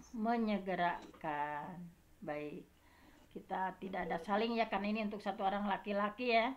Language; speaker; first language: Indonesian; native; Indonesian